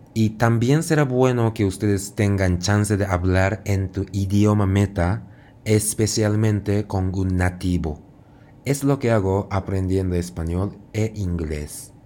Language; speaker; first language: Spanish; non-native, fluent; Japanese